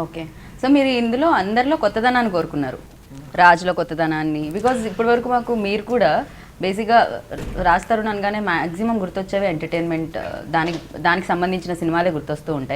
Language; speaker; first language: Telugu; native; Telugu